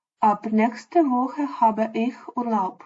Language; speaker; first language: German; non-native, fluent; Ukrainian